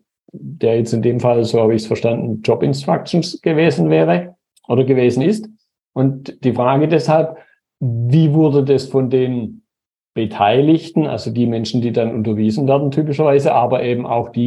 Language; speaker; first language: German; native; German